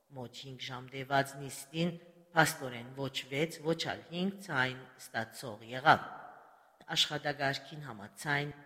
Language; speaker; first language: Armenian; early bilingual, heritage; Armenian